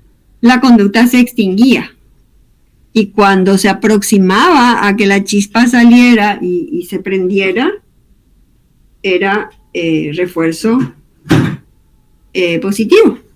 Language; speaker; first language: Spanish; native; Spanish